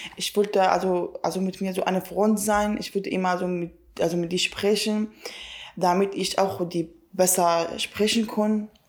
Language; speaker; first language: German; non-native, learner; Kurdish